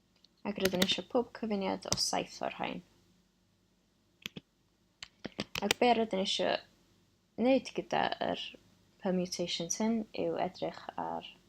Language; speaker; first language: Welsh; non-native, local second language; English